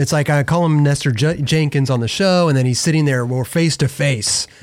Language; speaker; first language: English; native; English